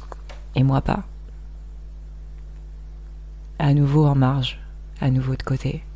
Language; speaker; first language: French; native; French